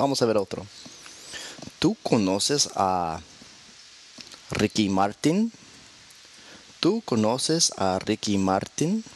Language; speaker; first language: Spanish; non-native, fluent; English